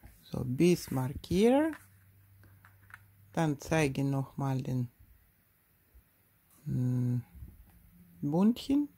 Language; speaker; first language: German; non-native, learner; Russian